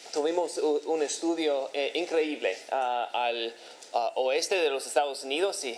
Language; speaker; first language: Spanish; non-native, learner; English